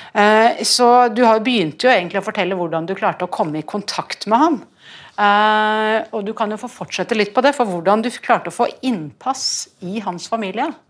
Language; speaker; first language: Norwegian; native; Norwegian